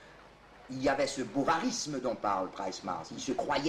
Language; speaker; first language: French; native; French